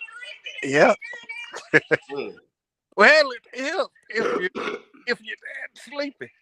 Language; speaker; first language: English; native; English